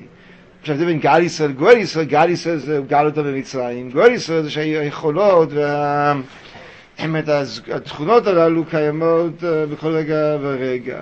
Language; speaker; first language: Hebrew; native; Hebrew